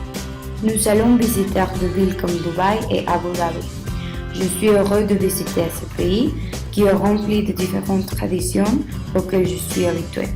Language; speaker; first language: French; non-native, learner; Spanish